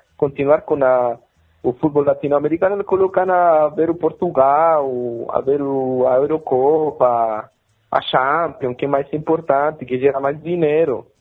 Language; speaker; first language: Portuguese; non-native, fluent; Spanish